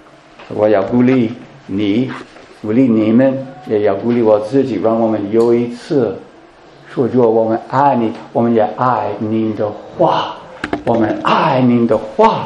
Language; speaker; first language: Chinese; non-native, fluent; English